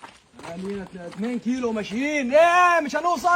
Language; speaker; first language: Arabic; native; Arabic